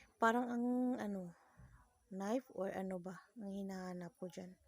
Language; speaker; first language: Filipino; non-native, local second language; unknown